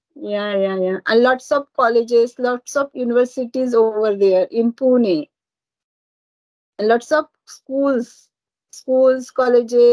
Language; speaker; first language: English; non-native, learner; Marathi